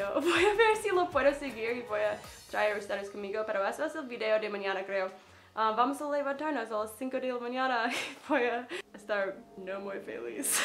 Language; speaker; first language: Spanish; non-native, fluent; English